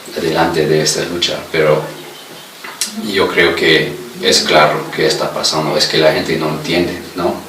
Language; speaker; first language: Spanish; non-native, fluent; English